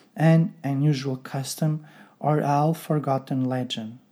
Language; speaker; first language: English; non-native, fluent; Portuguese